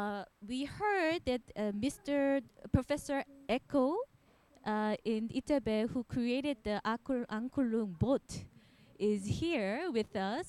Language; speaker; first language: English; non-native, fluent; Korean